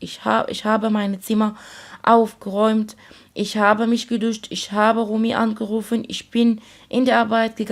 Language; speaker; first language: German; non-native, fluent; Arabic